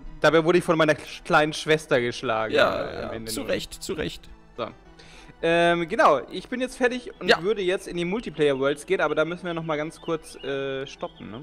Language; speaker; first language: German; native; German